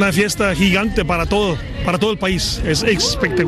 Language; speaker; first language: Spanish; non-native, fluent; Danish